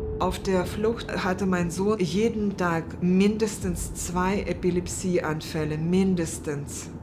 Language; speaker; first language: German; non-native, fluent; Ukrainian